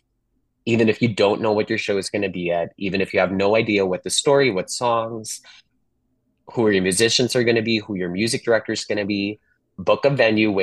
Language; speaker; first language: English; non-native, local second language; Filipino